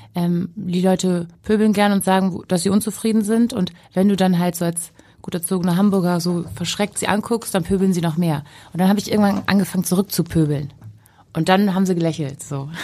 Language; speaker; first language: German; native; German